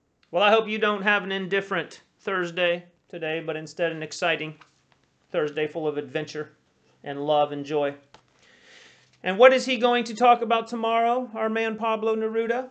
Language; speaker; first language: English; native; English